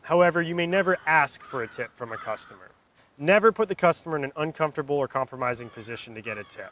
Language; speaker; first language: English; native; English